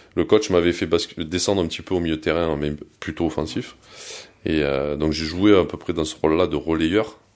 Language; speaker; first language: French; native; French